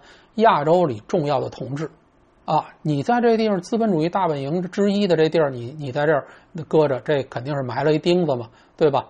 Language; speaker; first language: Chinese; native; Chinese